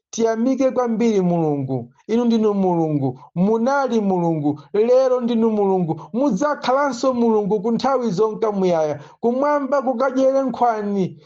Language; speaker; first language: Nyanja; native; Nyanja